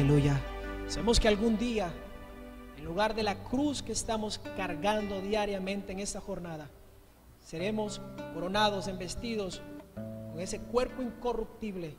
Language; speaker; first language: Spanish; native; Spanish